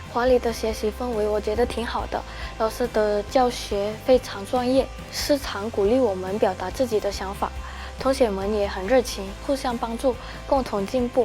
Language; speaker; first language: Chinese; non-native, fluent; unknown